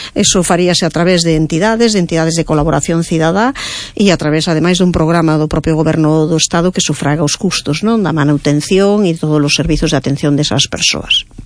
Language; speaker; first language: Galician; native; Galician